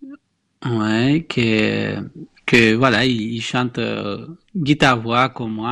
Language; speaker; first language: French; non-native, fluent; Spanish